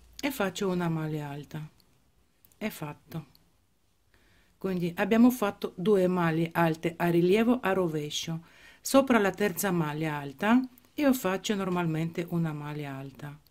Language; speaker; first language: Italian; non-native, fluent; Ukrainian